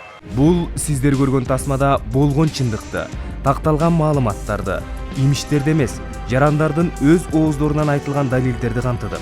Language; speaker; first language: Kyrgyz; native; Kyrgyz